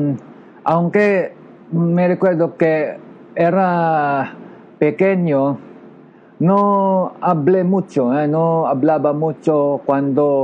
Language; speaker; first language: Spanish; non-native, learner; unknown